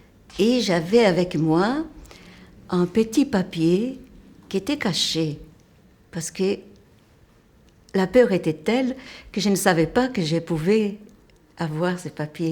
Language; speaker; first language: French; non-native, fluent; Portuguese